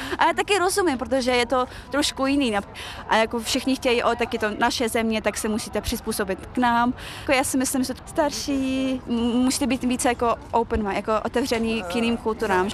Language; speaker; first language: Czech; early bilingual, other home language; Chechen